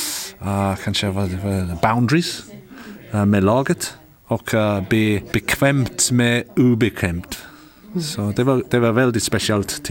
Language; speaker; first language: Swedish; non-native, learner; English